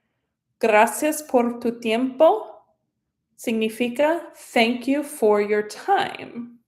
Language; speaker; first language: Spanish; non-native, fluent; English